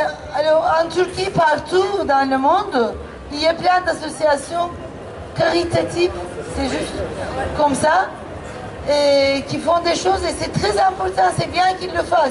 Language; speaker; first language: French; non-native, fluent; Turkish